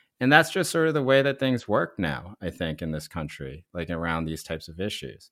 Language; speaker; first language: English; early bilingual, other home language; Korean